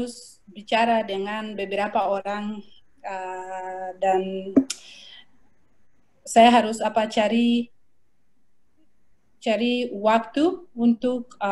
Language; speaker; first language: Indonesian; non-native, learner; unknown